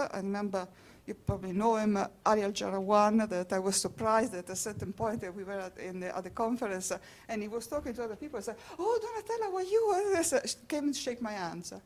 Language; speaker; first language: English; non-native, fluent; Italian